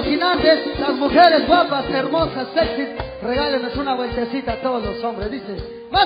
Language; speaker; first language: Spanish; native; Spanish